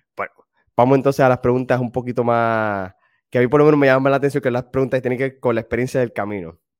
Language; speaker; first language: Spanish; native; Spanish